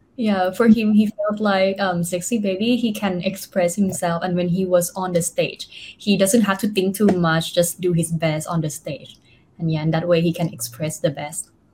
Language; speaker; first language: English; non-native, fluent; Thai